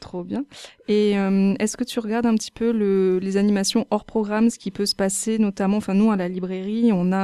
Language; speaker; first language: French; native; French